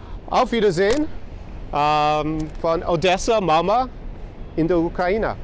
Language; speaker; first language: German; non-native, learner; English